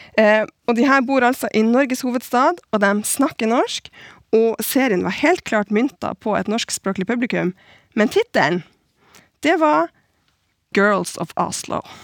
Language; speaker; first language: Norwegian; native; Norwegian